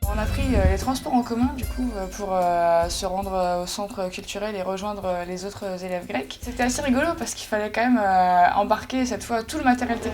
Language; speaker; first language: French; native; French